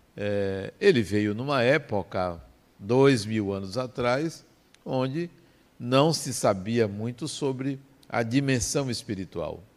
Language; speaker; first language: Portuguese; native; Portuguese